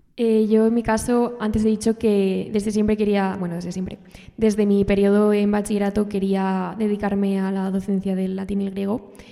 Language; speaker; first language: Spanish; native; Spanish